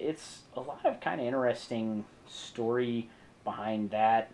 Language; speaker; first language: English; native; English